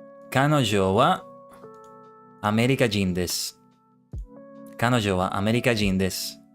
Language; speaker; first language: Japanese; non-native, learner; English